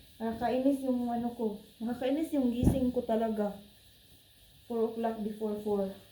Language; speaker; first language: Filipino; non-native, local second language; Cebuano